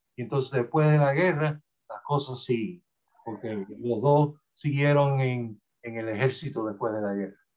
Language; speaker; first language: Spanish; early bilingual, heritage; Spanish